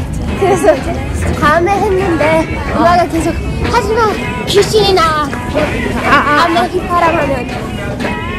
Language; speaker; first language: Korean; early bilingual, heritage; Korean